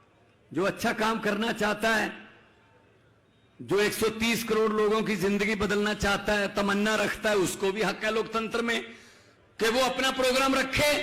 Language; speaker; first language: Hindi; non-native, local second language; Punjabi